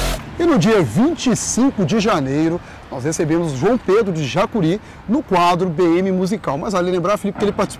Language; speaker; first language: Portuguese; native; Portuguese